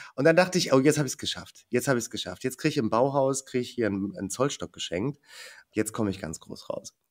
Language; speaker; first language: German; native; German